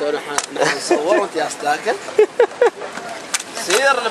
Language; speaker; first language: Arabic; native; Arabic